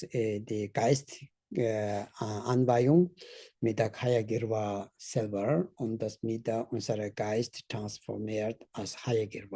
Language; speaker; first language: German; non-native, learner; Tibetan